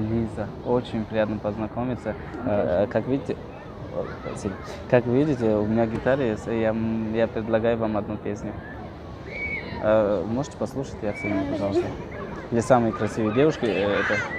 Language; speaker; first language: Russian; non-native, local second language; Tajik